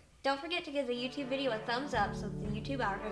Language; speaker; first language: English; native; English